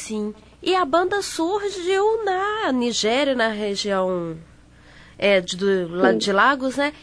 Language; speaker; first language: Portuguese; native; Portuguese